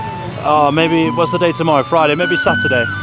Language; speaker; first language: English; native; English